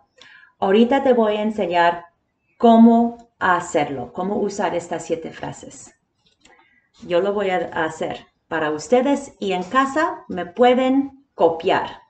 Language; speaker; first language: Spanish; early bilingual, heritage; Spanish